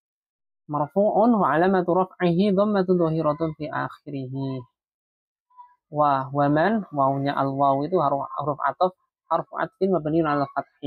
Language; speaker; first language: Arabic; non-native, fluent; Indonesian